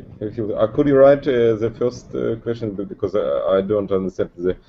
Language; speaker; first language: English; non-native, learner; Russian